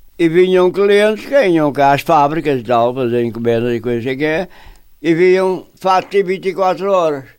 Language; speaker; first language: Portuguese; native; Portuguese